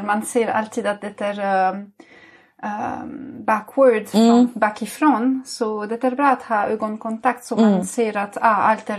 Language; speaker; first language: Swedish; non-native, fluent; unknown